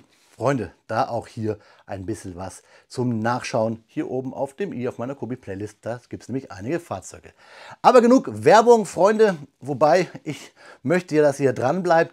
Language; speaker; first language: German; native; German